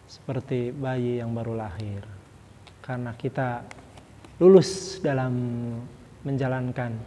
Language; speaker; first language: Indonesian; native; Indonesian